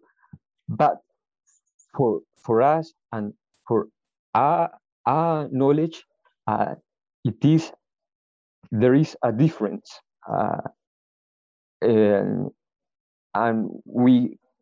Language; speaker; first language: English; non-native, fluent; Spanish